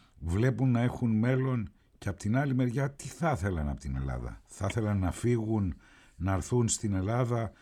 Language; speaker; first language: Greek; native; Greek